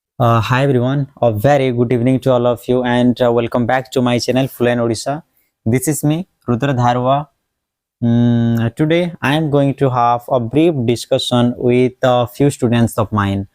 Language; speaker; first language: English; non-native, local second language; Odia